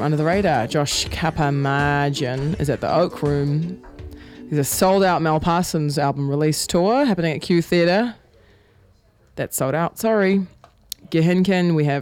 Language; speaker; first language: English; native; English